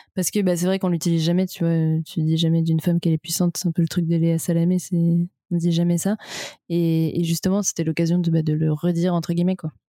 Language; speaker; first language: French; native; French